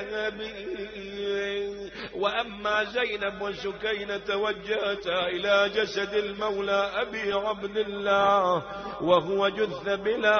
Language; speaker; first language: Arabic; native; Arabic